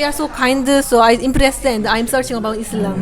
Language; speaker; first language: English; non-native, learner; Korean